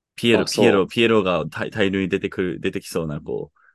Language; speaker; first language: Japanese; non-native, fluent; English